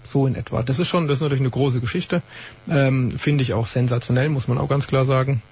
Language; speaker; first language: German; native; German